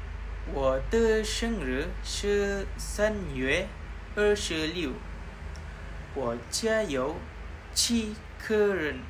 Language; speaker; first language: Chinese; non-native, learner; Malay